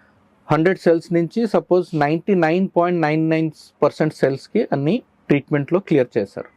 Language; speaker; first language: Telugu; non-native, learner; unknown